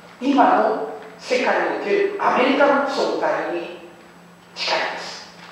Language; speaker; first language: Japanese; non-native, fluent; Chinese